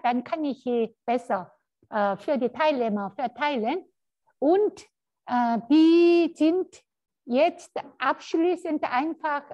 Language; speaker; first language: German; non-native, fluent; Korean